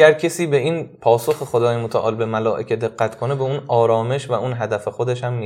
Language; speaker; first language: Persian; native; Persian